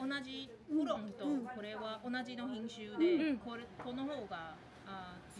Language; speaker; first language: Japanese; non-native, learner; Chinese